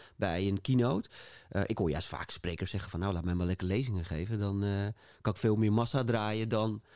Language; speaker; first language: Dutch; native; Dutch